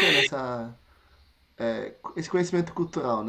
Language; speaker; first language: Portuguese; native; Portuguese